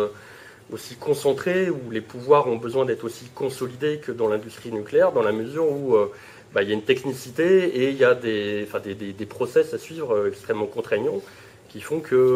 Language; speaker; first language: French; native; French